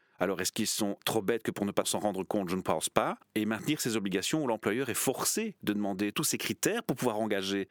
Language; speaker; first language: French; native; French